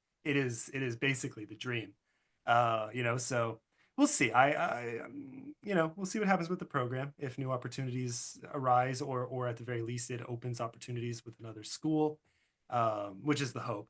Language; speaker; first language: English; native; English